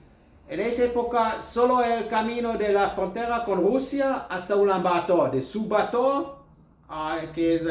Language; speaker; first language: Spanish; non-native, learner; German